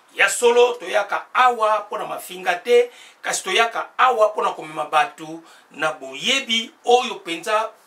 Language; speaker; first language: Lingala; non-native, local second language; Kongo